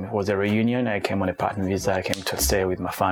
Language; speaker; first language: English; non-native, local second language; Kinyarwanda